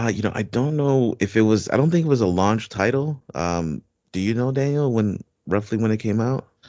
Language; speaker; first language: English; native; English